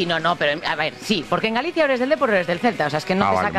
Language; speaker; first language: Spanish; native; Spanish